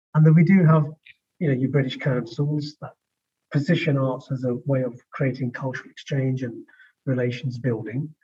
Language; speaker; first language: English; native; English